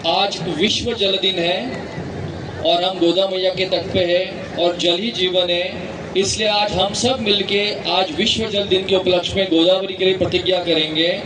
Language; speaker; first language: Hindi; non-native, local second language; Marathi